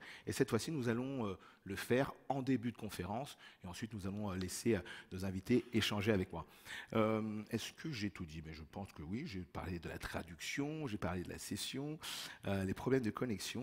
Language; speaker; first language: French; native; French